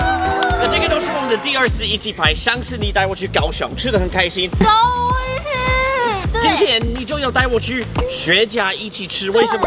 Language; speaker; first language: Chinese; non-native, fluent; English